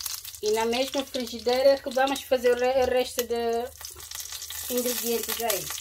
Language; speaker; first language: Portuguese; non-native, local second language; Upper Guinea Crioulo